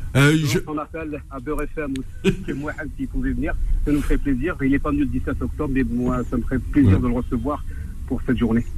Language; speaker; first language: French; native; French